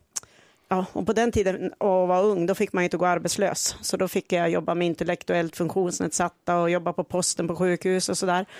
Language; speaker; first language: Swedish; native; Swedish